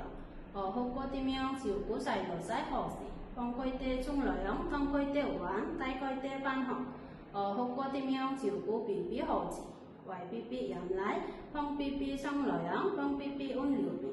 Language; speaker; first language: Cantonese; non-native, learner; Bangla